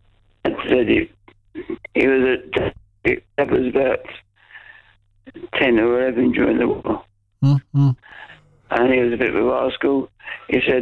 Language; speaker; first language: English; native; English